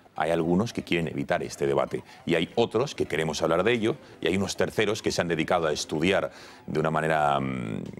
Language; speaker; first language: Spanish; native; Spanish